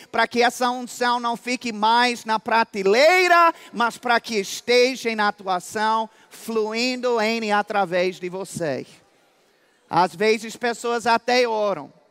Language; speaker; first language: Portuguese; non-native, fluent; English